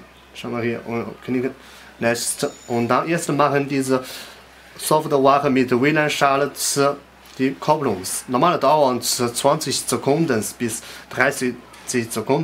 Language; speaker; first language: German; non-native, learner; Chinese